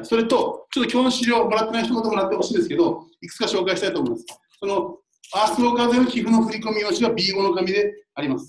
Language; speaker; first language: Japanese; native; Japanese